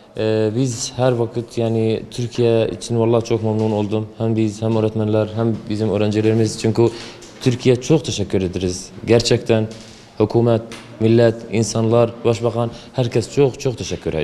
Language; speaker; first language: Turkish; non-native, learner; Arabic